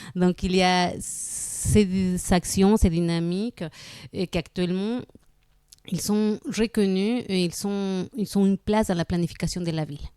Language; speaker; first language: French; non-native, fluent; Spanish